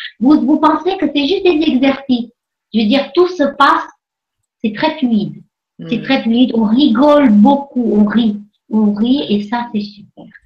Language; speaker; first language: French; non-native, fluent; Armenian